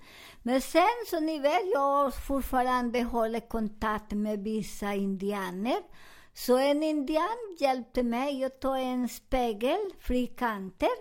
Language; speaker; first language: Swedish; non-native, learner; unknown